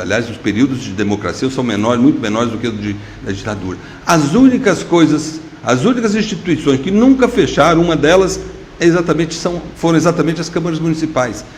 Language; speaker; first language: Portuguese; native; Portuguese